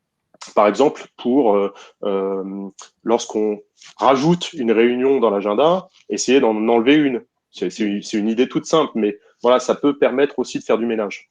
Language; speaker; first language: French; native; French